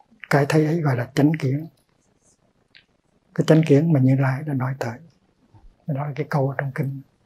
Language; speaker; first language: Vietnamese; native; Vietnamese